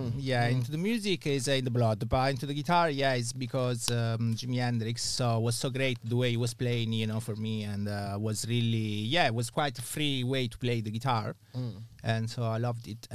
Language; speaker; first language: English; non-native, fluent; Italian